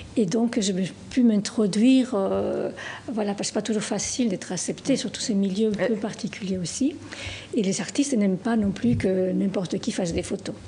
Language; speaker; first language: French; non-native, fluent; Spanish